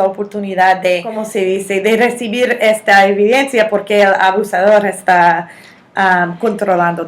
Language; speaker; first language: Spanish; non-native, fluent; English